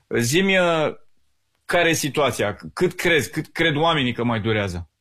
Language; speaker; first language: Romanian; native; Romanian